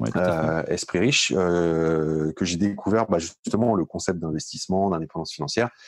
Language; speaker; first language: French; native; French